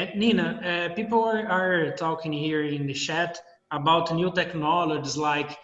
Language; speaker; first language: English; non-native, fluent; Portuguese